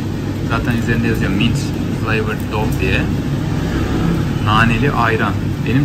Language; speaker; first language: Turkish; native; Turkish